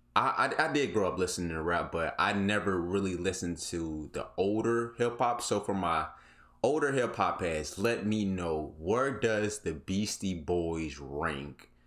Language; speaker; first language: English; native; English